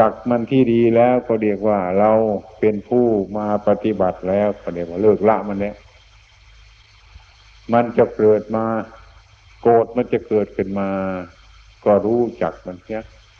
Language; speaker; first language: Thai; native; Thai